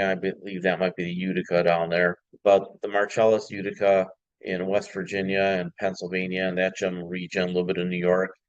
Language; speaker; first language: English; native; English